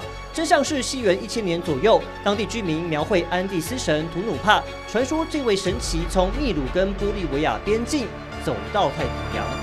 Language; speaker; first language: Chinese; native; Chinese